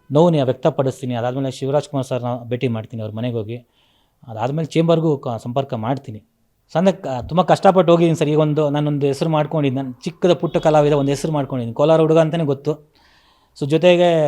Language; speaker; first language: Kannada; native; Kannada